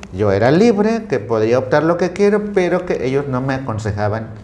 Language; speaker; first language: Spanish; non-native, local second language; Tzotzil